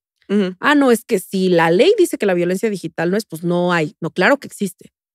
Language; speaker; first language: Spanish; native; Spanish